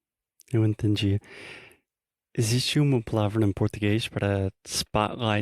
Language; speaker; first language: Portuguese; non-native, fluent; English